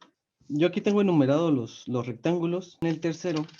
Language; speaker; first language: Spanish; native; Spanish